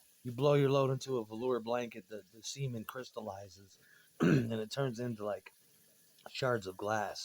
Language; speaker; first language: English; native; English